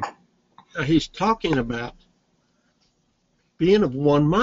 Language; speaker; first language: English; native; English